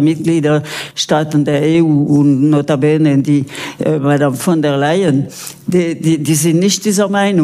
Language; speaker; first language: German; non-native, local second language; French